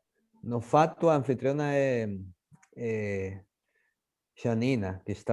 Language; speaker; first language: Portuguese; non-native, fluent; Spanish